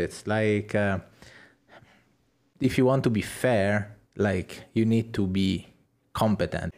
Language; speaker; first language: English; non-native, fluent; Italian